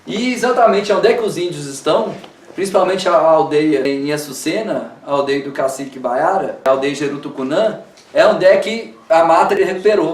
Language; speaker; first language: Portuguese; native; Portuguese